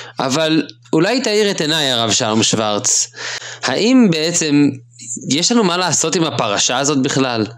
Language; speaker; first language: Hebrew; native; Hebrew